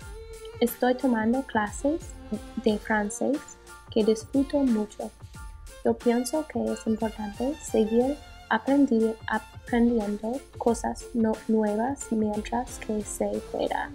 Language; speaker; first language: Spanish; non-native, learner; English